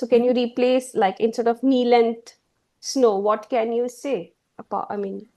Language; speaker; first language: English; non-native, fluent; Hindi